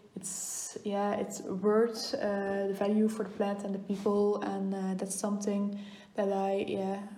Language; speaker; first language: English; non-native, fluent; Dutch